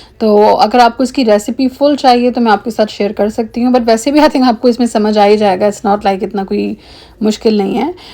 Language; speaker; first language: Urdu; native; Urdu